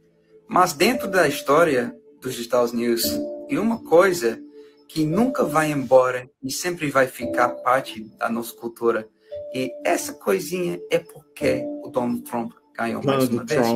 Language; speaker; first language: Portuguese; non-native, fluent; English